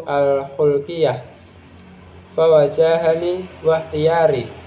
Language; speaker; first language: Arabic; non-native, learner; Indonesian